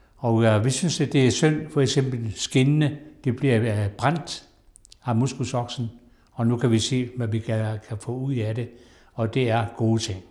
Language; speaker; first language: Danish; non-native, local second language; Kalaallisut